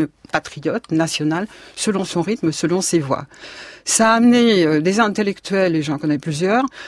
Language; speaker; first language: French; native; French